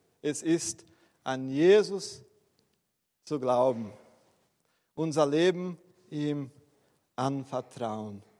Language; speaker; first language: German; non-native, fluent; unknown